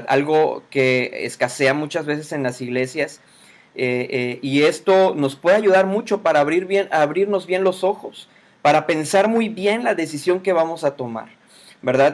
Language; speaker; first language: Spanish; native; Spanish